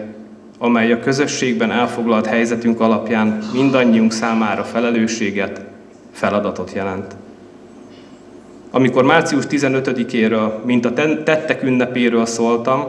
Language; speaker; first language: Hungarian; native; Hungarian